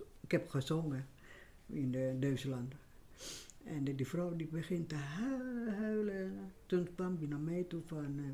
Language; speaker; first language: Dutch; non-native, learner; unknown